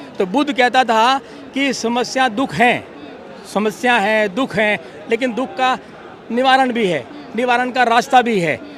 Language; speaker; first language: Hindi; native; Hindi